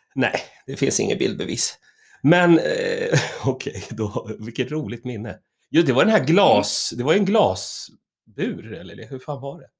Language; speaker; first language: Swedish; native; Swedish